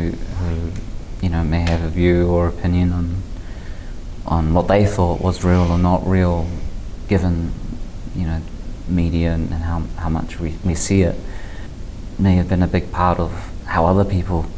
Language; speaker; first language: English; native; English